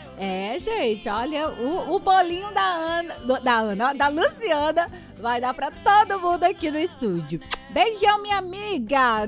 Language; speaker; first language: Portuguese; native; Portuguese